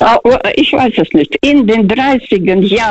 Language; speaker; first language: German; non-native, fluent; Russian